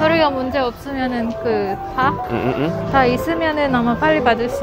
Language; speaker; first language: Korean; non-native, local second language; Indonesian